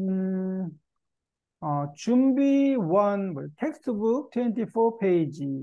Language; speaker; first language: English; non-native, learner; Korean